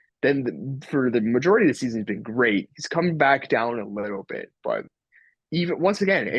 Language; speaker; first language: English; native; English